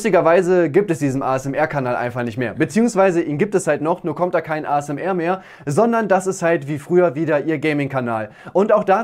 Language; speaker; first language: German; native; German